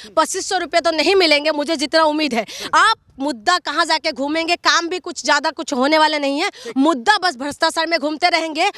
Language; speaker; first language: Hindi; non-native, local second language; Assamese